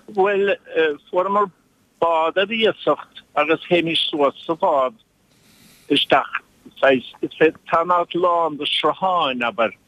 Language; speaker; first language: Irish; native; Irish